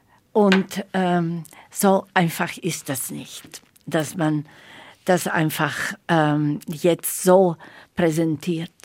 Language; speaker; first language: German; non-native, fluent; Slovak